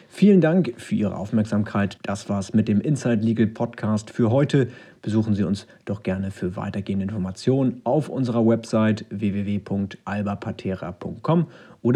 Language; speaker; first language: German; native; German